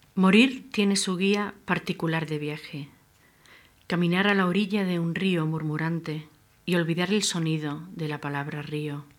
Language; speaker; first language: Spanish; native; Spanish